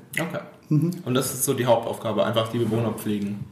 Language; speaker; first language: German; native; German